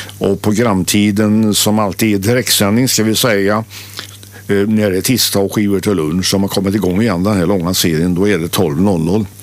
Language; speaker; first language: Swedish; native; Swedish